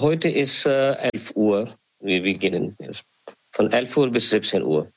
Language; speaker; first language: German; non-native, learner; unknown